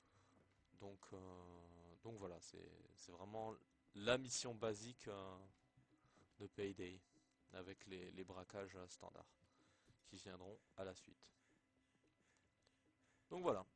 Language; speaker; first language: French; native; French